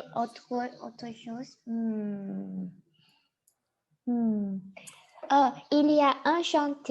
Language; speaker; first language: French; non-native, learner; Chinese